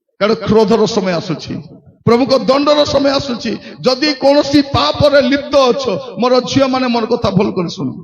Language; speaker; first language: Odia; non-native, local second language; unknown